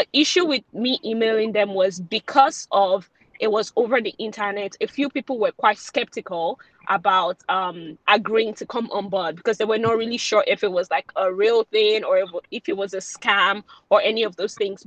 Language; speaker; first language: English; non-native, local second language; Yoruba